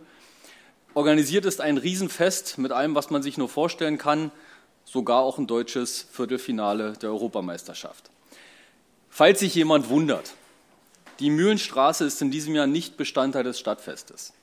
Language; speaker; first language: German; native; German